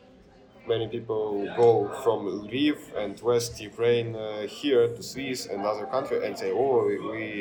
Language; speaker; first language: English; non-native, learner; Ukrainian